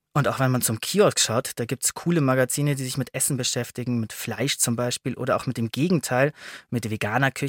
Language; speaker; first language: German; native; German